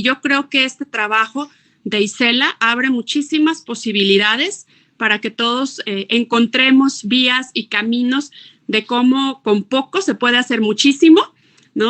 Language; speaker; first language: Spanish; native; Spanish